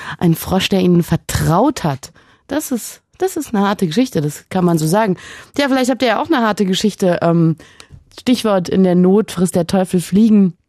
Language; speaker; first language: German; native; German